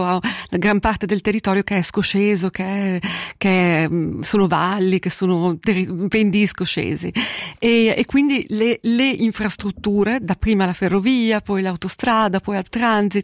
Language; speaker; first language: Italian; native; Italian